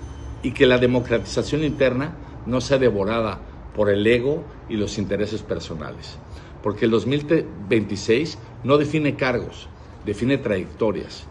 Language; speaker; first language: Spanish; native; Spanish